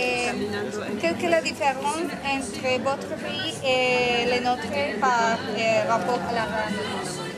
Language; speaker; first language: French; non-native, learner; Spanish